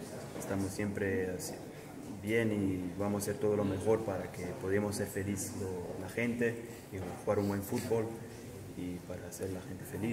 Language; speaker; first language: Spanish; early bilingual, heritage; Spanish